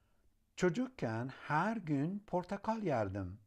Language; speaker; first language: Turkish; non-native, learner; Central Kurdish